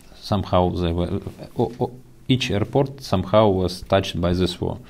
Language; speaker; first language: English; non-native, fluent; Ukrainian